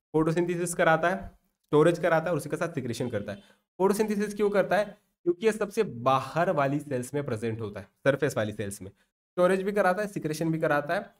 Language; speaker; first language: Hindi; non-native, local second language; Marathi